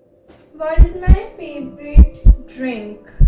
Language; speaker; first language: English; non-native, local second language; Hindi